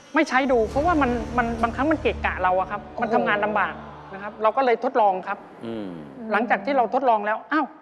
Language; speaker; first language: Thai; native; Thai